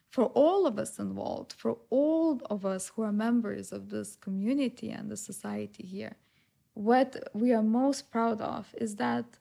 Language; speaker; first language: English; non-native, fluent; Lithuanian